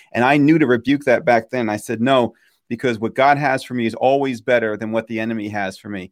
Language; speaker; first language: English; native; English